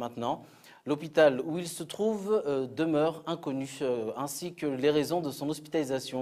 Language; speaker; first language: French; non-native, local second language; Malagasy